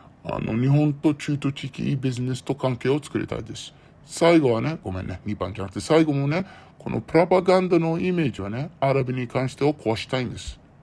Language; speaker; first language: Japanese; non-native, learner; Arabic